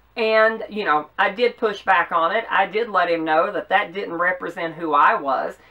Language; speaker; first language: English; native; English